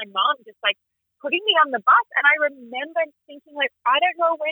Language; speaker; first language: English; native; English